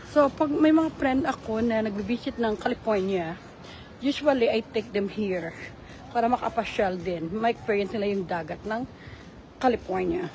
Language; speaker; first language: Filipino; native; Filipino